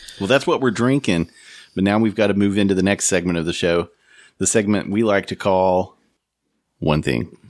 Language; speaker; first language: English; native; English